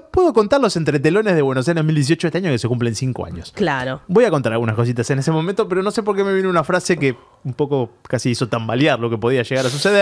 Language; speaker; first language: Spanish; native; Spanish